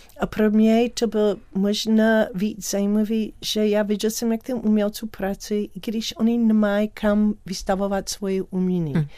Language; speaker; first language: Czech; non-native, learner; English